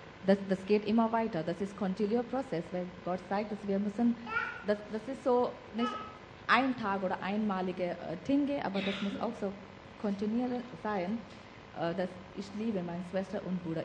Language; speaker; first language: German; non-native, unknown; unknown